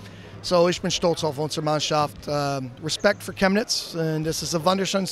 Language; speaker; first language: German; non-native, learner; English